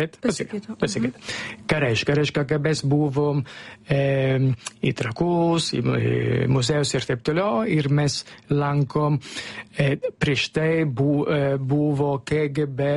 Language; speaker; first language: Lithuanian; non-native, fluent; Italian